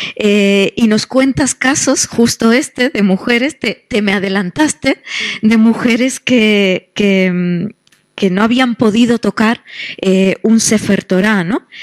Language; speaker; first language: Spanish; native; Spanish